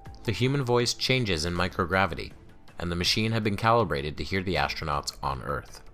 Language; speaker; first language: English; native; English